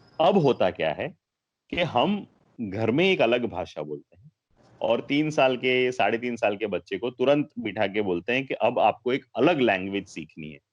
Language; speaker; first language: Hindi; non-native, local second language; Gujarati